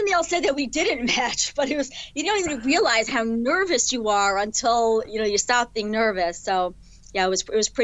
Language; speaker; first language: English; native; English